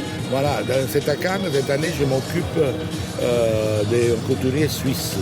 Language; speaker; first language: French; non-native, fluent; Italian